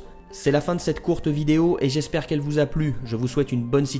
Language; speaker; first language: French; native; French